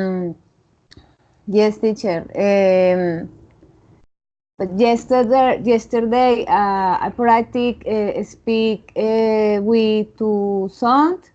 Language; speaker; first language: English; non-native, learner; Spanish